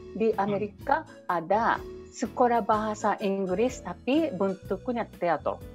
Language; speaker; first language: Indonesian; non-native, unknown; Japanese